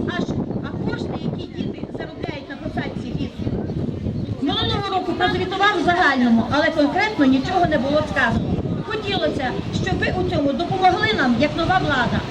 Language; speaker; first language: Ukrainian; native; Ukrainian